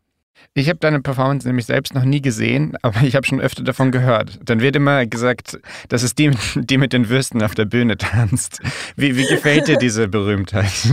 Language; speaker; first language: German; native; German